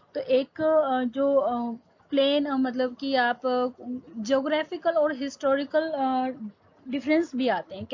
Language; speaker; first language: Hindi; native; Hindi